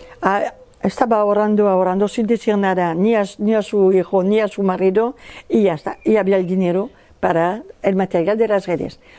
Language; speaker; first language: Spanish; non-native, fluent; French